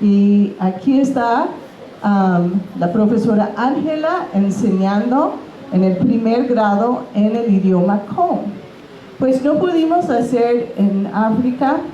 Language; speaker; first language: Spanish; non-native, fluent; English